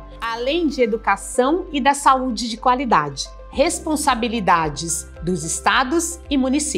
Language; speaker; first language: Portuguese; native; Portuguese